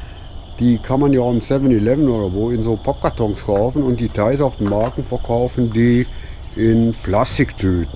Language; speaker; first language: German; native; German